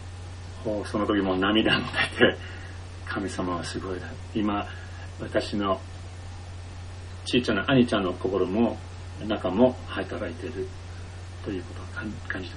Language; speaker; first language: Japanese; non-native, fluent; English